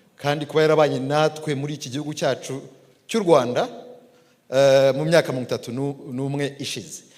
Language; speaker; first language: Kinyarwanda; native; Kinyarwanda